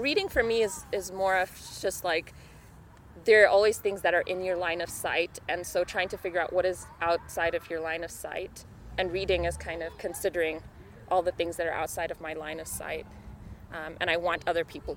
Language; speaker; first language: English; non-native, local second language; Shona